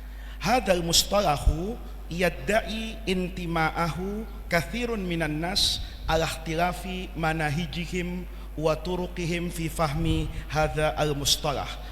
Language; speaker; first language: Arabic; non-native, fluent; Indonesian